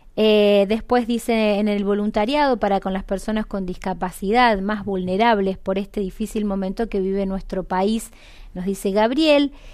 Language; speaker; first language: Spanish; native; Spanish